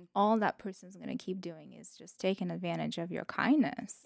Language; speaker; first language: English; non-native, fluent; Russian